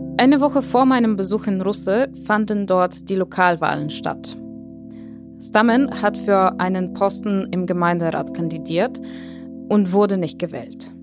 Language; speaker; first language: German; non-native, fluent; Bulgarian